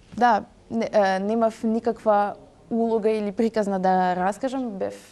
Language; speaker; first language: Macedonian; early bilingual, heritage; French